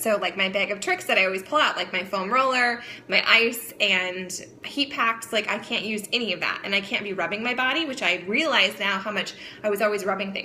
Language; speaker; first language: English; native; English